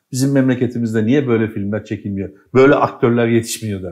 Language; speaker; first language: Turkish; native; Turkish